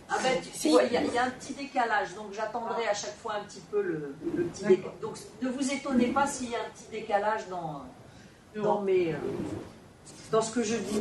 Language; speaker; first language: French; native; French